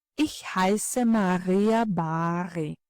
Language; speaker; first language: German; non-native, fluent; Ukrainian